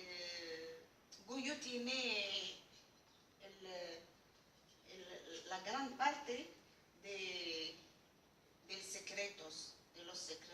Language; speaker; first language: Spanish; non-native, learner; Arabic